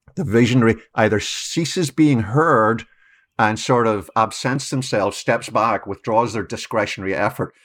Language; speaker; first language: English; native; English